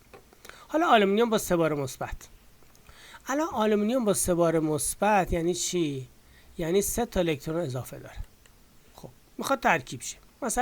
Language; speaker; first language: Persian; native; Persian